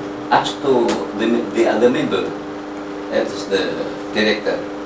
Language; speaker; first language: English; non-native, learner; Indonesian